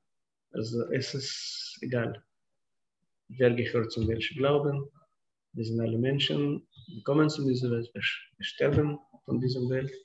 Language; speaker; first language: German; non-native, fluent; Russian